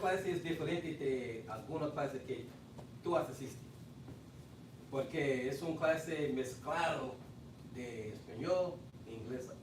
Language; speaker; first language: Spanish; non-native, fluent; English